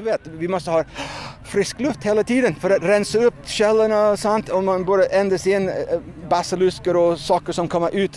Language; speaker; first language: Swedish; non-native, fluent; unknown